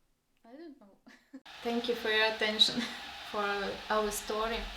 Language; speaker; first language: English; non-native, learner; Russian